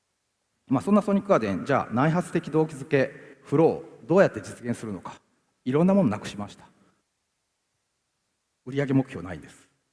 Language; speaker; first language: Japanese; native; Japanese